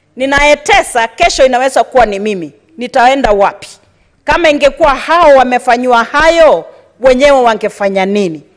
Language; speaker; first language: Swahili; non-native, local second language; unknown